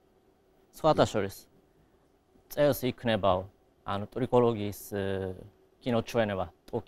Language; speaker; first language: Georgian; non-native, fluent; Japanese